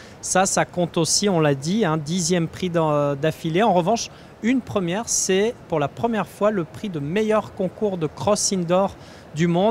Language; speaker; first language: French; native; French